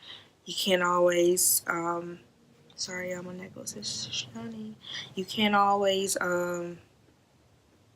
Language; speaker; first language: English; native; English